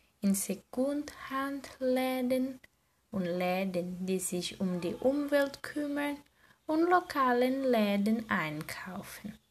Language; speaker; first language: German; non-native, learner; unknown